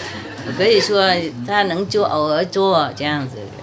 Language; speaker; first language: Chinese; non-native, fluent; Vietnamese